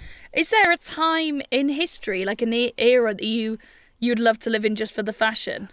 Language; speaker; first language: English; native; English